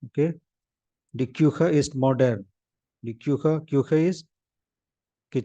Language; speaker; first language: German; non-native, fluent; Hindi